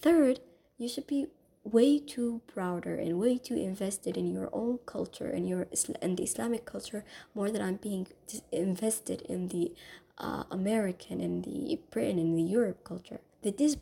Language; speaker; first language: English; non-native, fluent; Somali